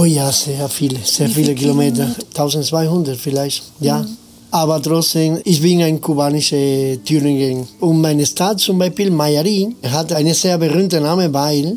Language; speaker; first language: German; non-native, fluent; Spanish